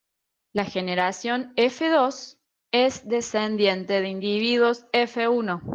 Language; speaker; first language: Spanish; native; Spanish